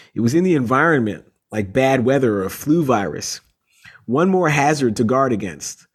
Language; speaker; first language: English; native; English